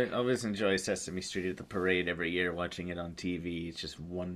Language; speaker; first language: English; native; English